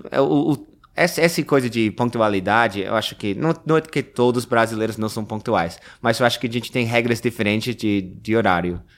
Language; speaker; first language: Portuguese; non-native, fluent; English